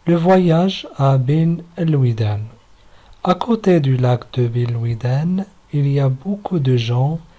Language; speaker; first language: French; non-native, local second language; Arabic